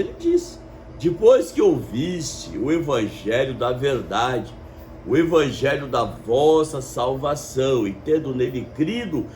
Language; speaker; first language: Portuguese; native; Portuguese